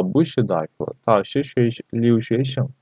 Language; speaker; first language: Chinese; non-native, fluent; Turkish